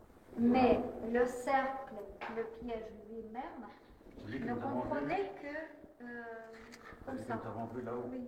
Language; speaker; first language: French; non-native, fluent; Russian